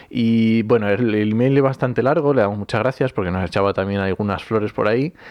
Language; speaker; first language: Spanish; native; Spanish